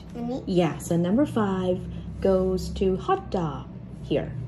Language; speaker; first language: English; non-native, fluent; Thai